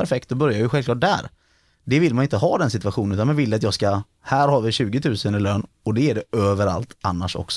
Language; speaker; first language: Swedish; native; Swedish